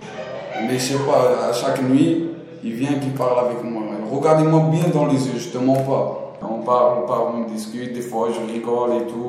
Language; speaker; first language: French; non-native, learner; Arabic